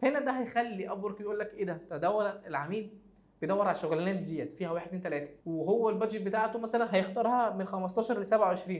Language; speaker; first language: Arabic; native; Arabic